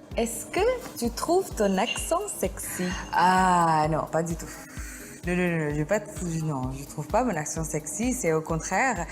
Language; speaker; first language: French; non-native, fluent; Indonesian